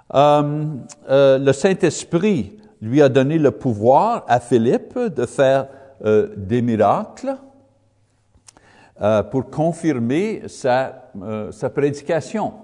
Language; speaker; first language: French; non-native, learner; English